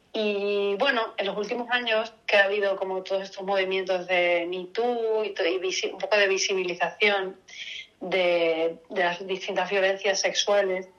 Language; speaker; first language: Spanish; native; Spanish